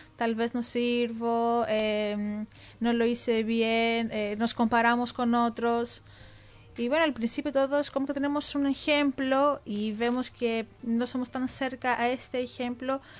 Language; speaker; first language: Spanish; non-native, fluent; Greek